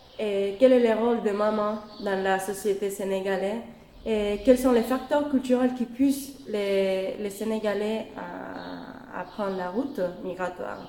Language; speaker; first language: French; non-native, fluent; Spanish